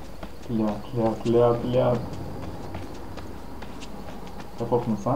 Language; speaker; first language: Hebrew; non-native, fluent; Russian